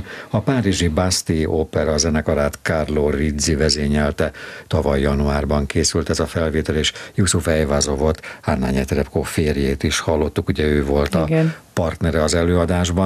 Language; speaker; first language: Hungarian; native; Hungarian